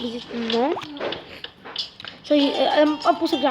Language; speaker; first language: French; non-native, local second language; Arabic